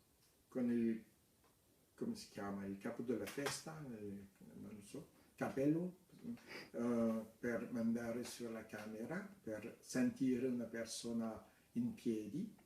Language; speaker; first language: Italian; non-native, fluent; French